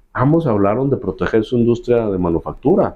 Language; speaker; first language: Spanish; native; Spanish